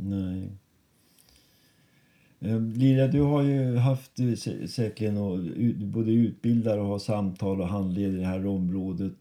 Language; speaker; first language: Swedish; native; Swedish